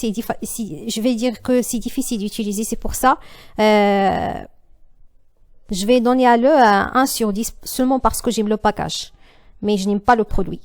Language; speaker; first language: French; non-native, learner; Arabic